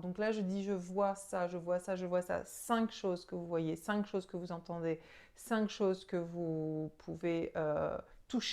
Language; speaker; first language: French; native; French